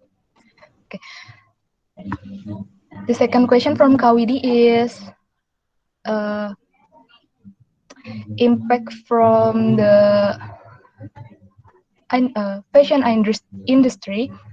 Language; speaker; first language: English; non-native, local second language; Indonesian